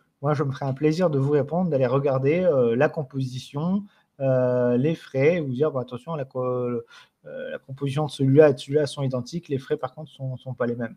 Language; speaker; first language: French; native; French